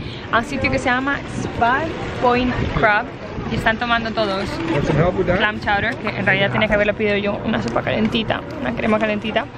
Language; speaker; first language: Spanish; native; Spanish